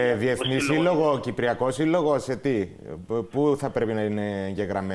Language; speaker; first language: Greek; native; Greek